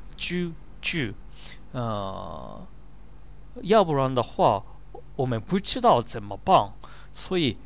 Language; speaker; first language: Chinese; non-native, learner; Japanese